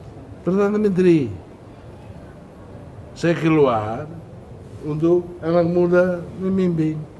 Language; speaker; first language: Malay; non-native, fluent; Tetum